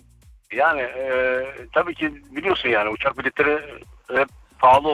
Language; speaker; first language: Turkish; early bilingual, other home language; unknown